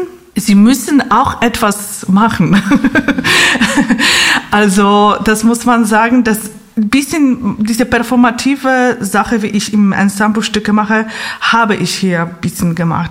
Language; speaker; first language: German; non-native, fluent; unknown